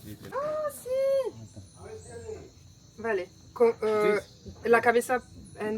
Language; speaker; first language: Spanish; non-native, learner; French